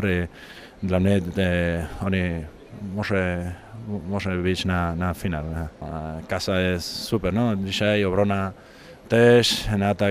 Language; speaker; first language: Polish; non-native, learner; Spanish